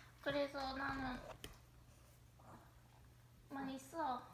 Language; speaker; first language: Korean; non-native, learner; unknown